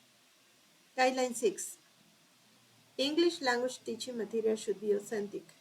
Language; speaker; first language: English; non-native, fluent; Spanish